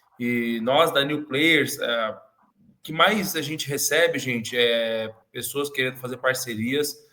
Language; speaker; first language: Portuguese; native; Portuguese